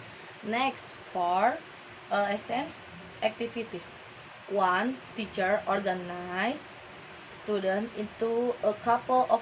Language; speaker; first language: English; non-native, learner; Indonesian